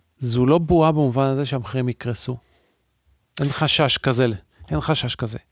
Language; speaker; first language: Hebrew; native; Hebrew